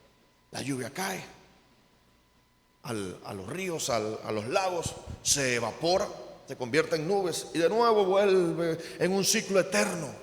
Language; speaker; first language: Spanish; native; Spanish